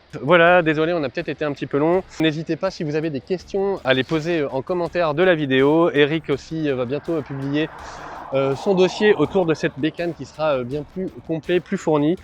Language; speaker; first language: French; native; French